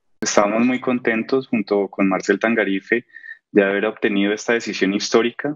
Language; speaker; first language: Spanish; native; Spanish